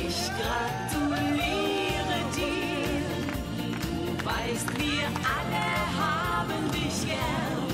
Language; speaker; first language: German; native; German